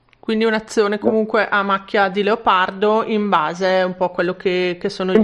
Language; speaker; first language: Italian; native; Italian